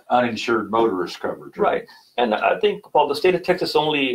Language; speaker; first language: English; native; English